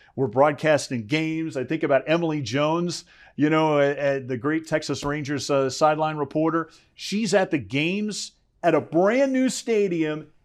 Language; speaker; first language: English; native; English